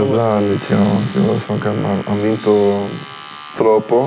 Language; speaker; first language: Italian; non-native, learner; English